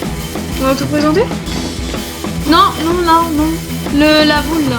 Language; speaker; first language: French; native; French